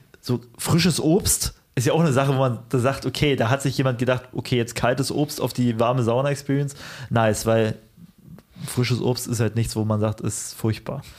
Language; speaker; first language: German; early bilingual, other home language; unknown